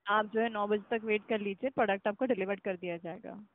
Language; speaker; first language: Hindi; non-native, local second language; Marathi